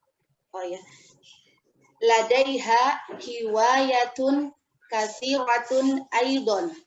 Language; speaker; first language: Arabic; non-native, learner; Indonesian